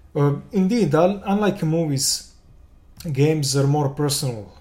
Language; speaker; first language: English; non-native, fluent; Serbian